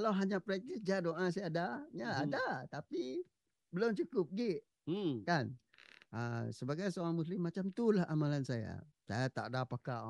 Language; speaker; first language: Malay; native; Malay